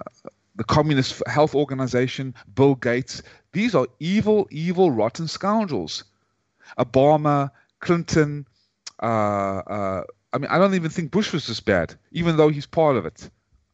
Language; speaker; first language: English; native; English